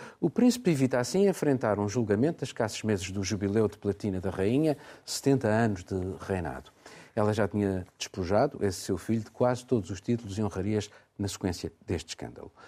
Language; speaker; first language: Portuguese; native; Portuguese